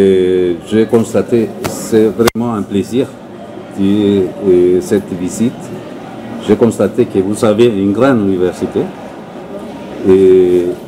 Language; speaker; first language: French; non-native, learner; Spanish